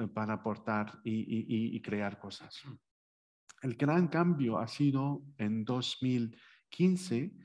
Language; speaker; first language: Spanish; non-native, fluent; Arabic